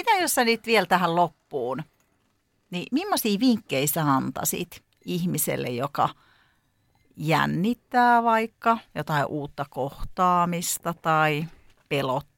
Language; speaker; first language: Finnish; native; Finnish